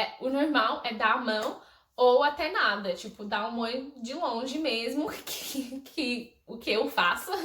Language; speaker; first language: Portuguese; non-native, fluent; English